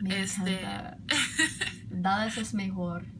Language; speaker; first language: Spanish; non-native, learner; English